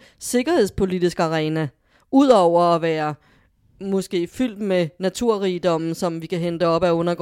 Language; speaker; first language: Danish; native; Danish